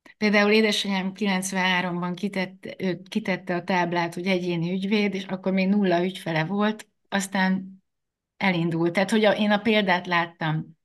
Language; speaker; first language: Hungarian; native; Hungarian